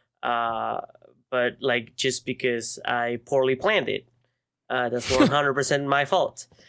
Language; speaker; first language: English; non-native, fluent; Spanish